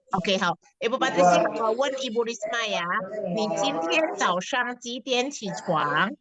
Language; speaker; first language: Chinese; non-native, fluent; Indonesian